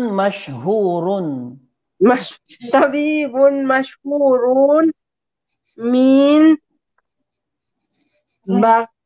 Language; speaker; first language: Arabic; non-native, fluent; Filipino